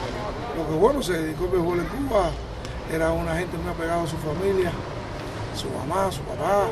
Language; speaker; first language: Spanish; native; Spanish